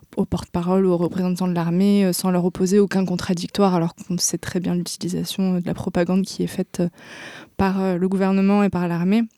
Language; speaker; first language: French; native; French